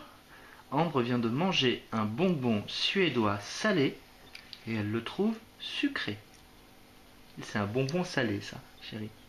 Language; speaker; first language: French; native; French